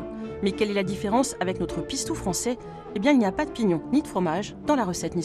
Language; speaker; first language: French; native; French